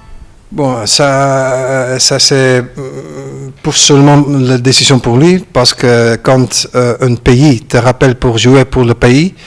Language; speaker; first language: French; non-native, learner; Dutch